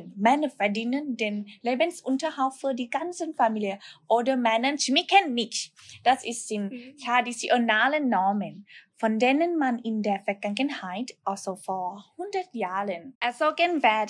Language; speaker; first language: German; non-native, learner; Thai